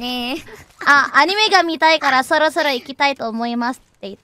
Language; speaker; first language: Japanese; non-native, learner; Indonesian